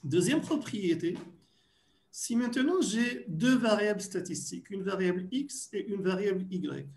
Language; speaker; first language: French; non-native, local second language; Arabic